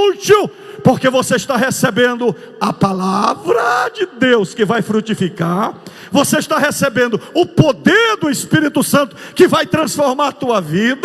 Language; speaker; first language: Portuguese; native; Portuguese